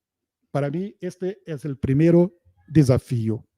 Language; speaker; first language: Spanish; non-native, fluent; Portuguese